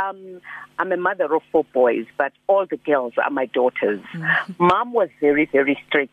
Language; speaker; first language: English; non-native, local second language; Zulu